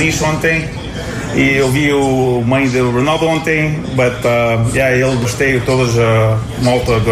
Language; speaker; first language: Portuguese; early bilingual, heritage; Portuguese